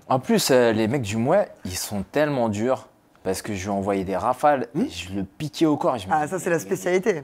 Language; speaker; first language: French; native; French